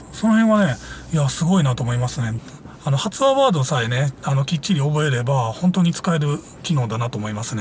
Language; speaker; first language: Japanese; native; Japanese